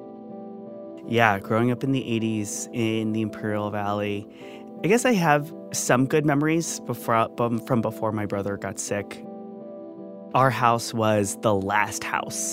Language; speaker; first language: English; native; English